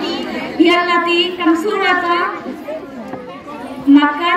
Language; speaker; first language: Arabic; non-native, learner; Bangla